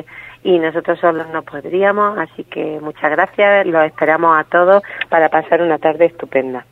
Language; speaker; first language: Spanish; native; Spanish